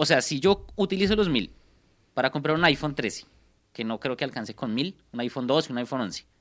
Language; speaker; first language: Spanish; native; Spanish